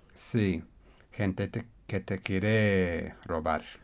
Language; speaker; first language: Spanish; non-native, fluent; English